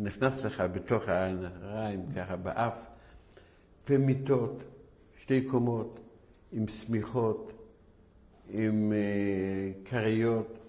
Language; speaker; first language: Hebrew; non-native, fluent; Yiddish